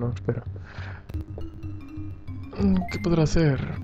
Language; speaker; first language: Spanish; native; Spanish